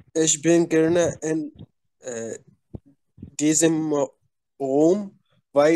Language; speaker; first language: German; non-native, learner; Arabic